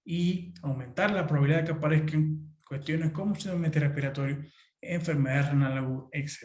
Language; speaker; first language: Spanish; native; Spanish